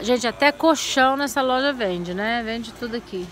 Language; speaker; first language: Portuguese; native; Portuguese